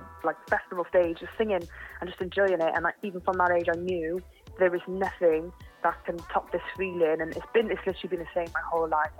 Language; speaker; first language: English; native; English